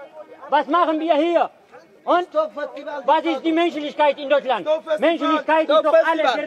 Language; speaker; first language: German; non-native, fluent; Tigrinya